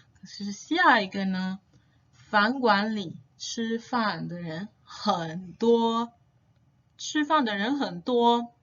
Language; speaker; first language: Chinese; non-native, fluent; English